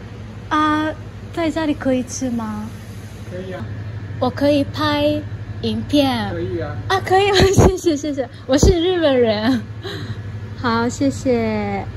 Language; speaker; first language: Chinese; non-native, learner; Japanese